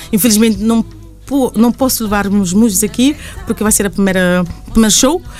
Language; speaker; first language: Portuguese; non-native, local second language; Kabuverdianu